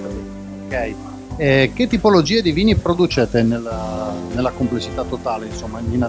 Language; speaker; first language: Italian; native; Italian